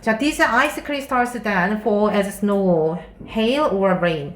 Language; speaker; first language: English; non-native, fluent; Korean